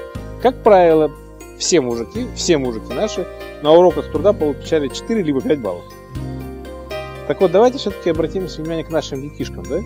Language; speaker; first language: Russian; native; Russian